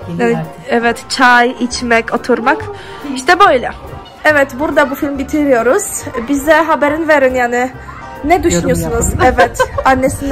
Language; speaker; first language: Turkish; non-native, learner; Polish